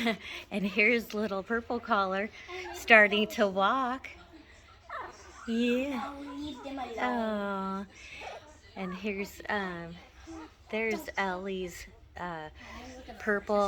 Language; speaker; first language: English; native; English